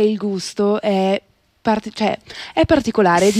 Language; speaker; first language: Italian; native; Italian